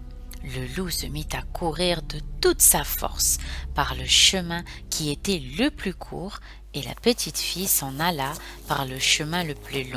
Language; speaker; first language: French; native; French